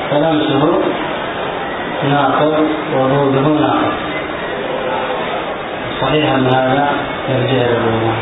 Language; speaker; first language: Arabic; native; Arabic